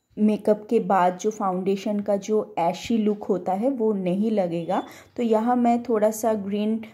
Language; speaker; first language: Hindi; non-native, local second language; Bangla